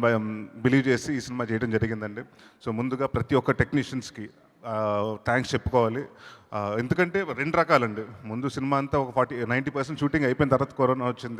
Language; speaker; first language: Telugu; native; Telugu